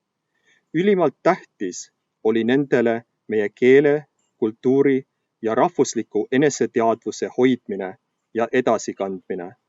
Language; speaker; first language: Estonian; early bilingual, heritage; Estonian